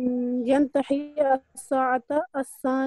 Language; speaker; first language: Arabic; non-native, learner; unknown